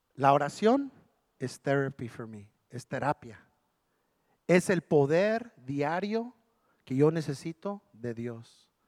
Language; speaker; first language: Spanish; early bilingual, heritage; Spanish